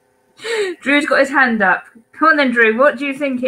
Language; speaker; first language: English; native; English